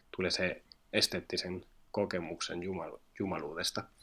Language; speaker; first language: Finnish; non-native, fluent; Spanish